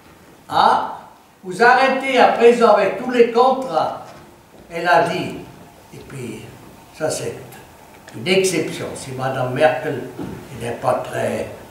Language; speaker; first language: French; non-native, fluent; German